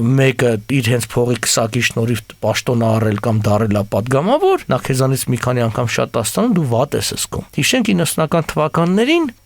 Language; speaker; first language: Armenian; native; Armenian